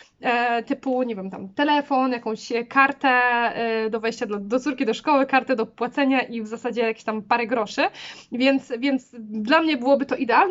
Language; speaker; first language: Polish; native; Polish